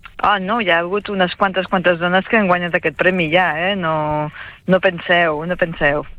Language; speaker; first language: Catalan; non-native, fluent; French